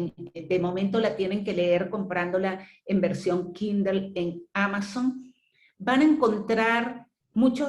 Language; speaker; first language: Spanish; native; Spanish